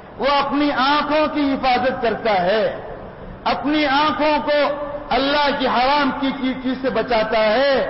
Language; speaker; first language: Urdu; non-native, local second language; Konkani